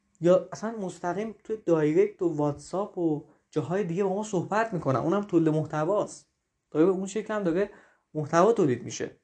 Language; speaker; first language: Persian; native; Persian